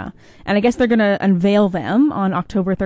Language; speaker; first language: English; native; English